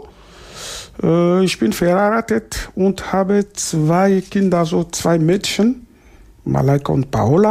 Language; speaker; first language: German; non-native, fluent; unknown